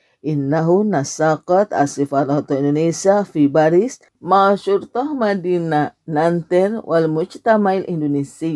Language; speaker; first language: Arabic; non-native, fluent; Indonesian